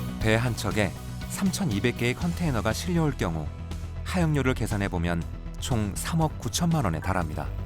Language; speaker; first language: Korean; native; Korean